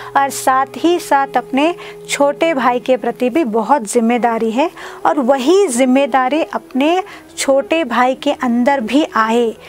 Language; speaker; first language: Hindi; non-native, local second language; Kannada